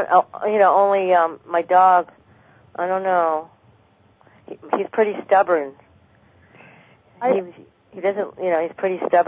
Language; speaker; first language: English; native; English